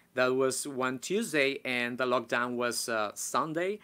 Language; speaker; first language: English; non-native, fluent; Spanish